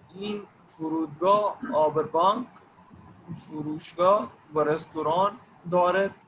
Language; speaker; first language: Persian; non-native, learner; Urdu